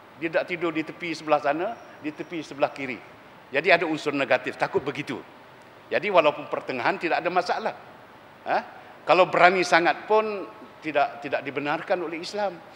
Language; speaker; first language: Malay; native; Malay